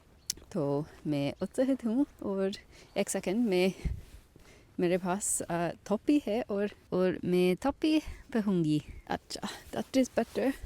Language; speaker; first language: Hindi; non-native, learner; English